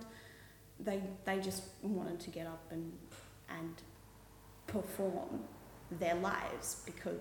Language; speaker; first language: English; native; English